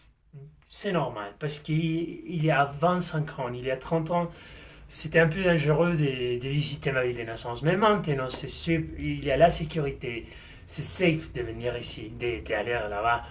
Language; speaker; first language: French; non-native, fluent; Spanish